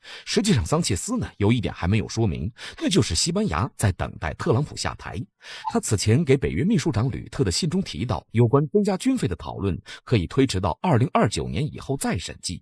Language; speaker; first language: Chinese; native; Chinese